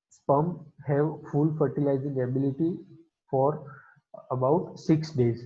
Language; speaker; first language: English; non-native, local second language; Gujarati